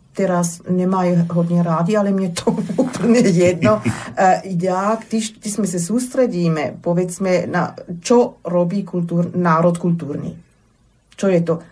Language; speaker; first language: Slovak; non-native, fluent; German